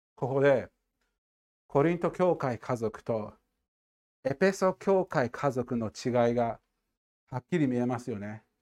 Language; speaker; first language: Japanese; non-native, fluent; English